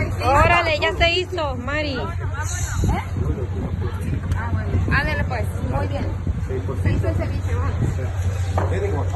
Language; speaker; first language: Spanish; native; Spanish